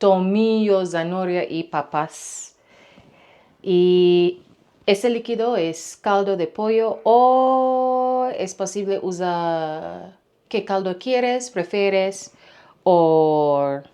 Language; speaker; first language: Spanish; non-native, learner; English